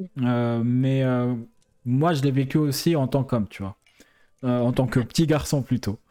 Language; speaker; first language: French; non-native, local second language; Arabic